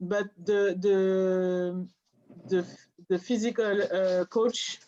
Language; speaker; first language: English; non-native, learner; French